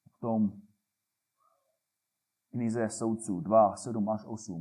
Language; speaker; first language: Czech; non-native, fluent; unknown